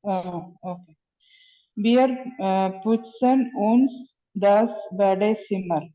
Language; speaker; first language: German; non-native, learner; Malayalam